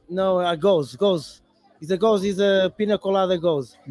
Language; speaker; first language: English; non-native, learner; Portuguese